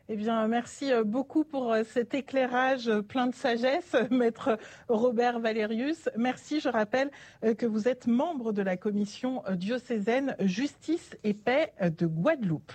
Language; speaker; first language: French; native; French